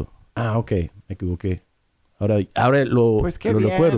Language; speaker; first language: Spanish; early bilingual, heritage; English